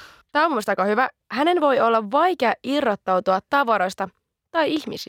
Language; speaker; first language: Finnish; native; Finnish